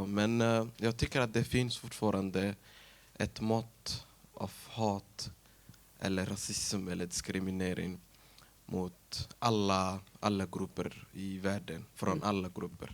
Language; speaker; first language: Swedish; non-native, fluent; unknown